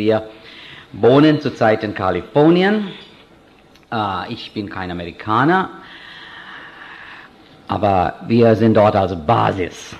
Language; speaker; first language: German; non-native, fluent; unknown